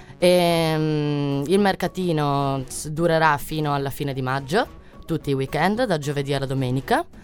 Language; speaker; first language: Italian; native; Italian